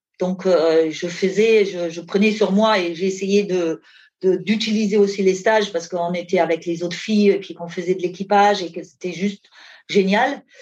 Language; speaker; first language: French; non-native, fluent; German